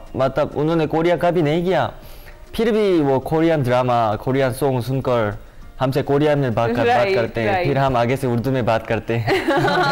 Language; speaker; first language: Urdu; non-native, learner; Korean